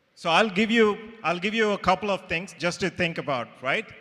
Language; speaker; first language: English; non-native, local second language; Telugu